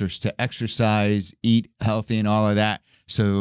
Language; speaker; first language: English; early bilingual, other home language; Arabic